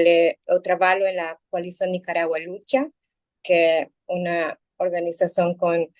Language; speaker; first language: Portuguese; non-native, learner; Spanish